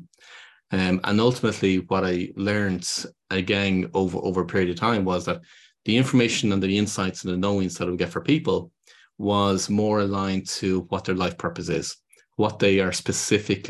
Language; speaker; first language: English; native; English